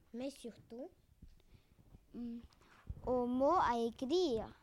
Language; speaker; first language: French; non-native, learner; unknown